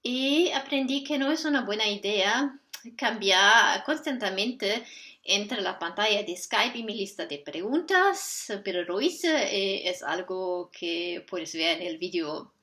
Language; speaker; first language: Spanish; non-native, fluent; Portuguese